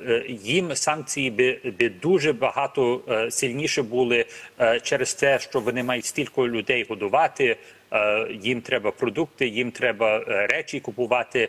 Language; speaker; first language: Ukrainian; early bilingual, heritage; Ukrainian